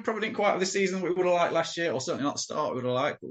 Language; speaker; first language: English; native; English